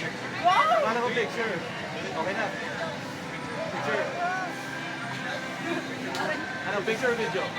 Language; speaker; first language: Filipino; non-native, learner; English